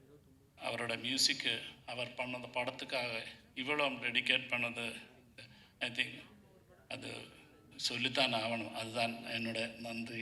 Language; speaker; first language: Tamil; non-native, learner; Malayalam